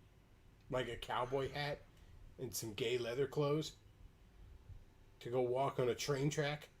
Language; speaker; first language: English; native; English